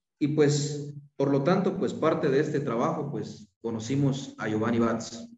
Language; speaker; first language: Spanish; non-native, local second language; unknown